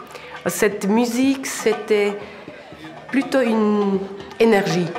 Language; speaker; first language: French; non-native, local second language; German